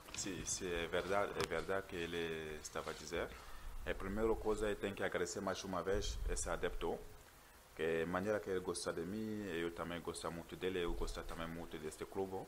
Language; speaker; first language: Portuguese; non-native, learner; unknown